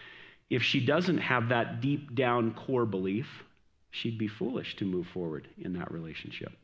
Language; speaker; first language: English; native; English